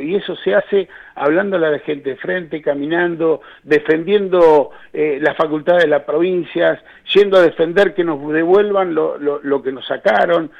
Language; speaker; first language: Spanish; native; Spanish